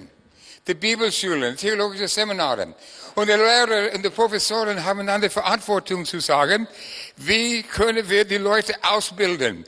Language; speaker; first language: German; non-native, fluent; English